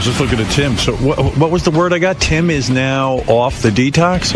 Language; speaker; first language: English; native; English